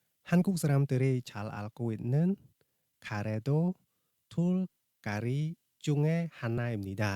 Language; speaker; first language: Korean; non-native, fluent; Khmer